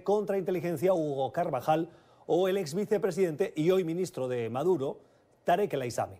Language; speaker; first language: Spanish; native; Spanish